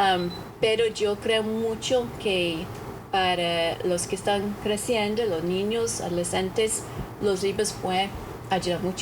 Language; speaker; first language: Spanish; non-native, fluent; English